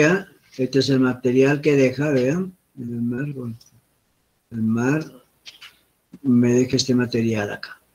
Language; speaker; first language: Spanish; native; Spanish